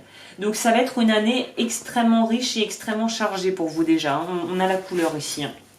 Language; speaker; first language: French; native; French